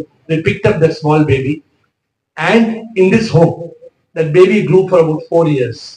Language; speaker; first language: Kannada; non-native, local second language; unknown